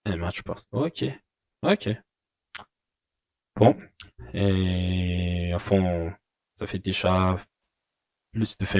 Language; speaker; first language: French; non-native, local second language; Malagasy